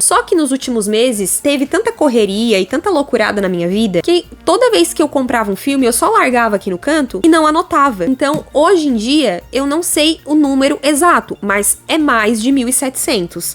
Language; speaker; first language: Portuguese; native; Portuguese